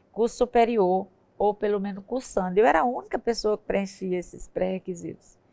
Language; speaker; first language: Portuguese; native; Portuguese